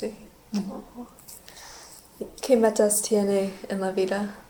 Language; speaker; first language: Spanish; non-native, learner; English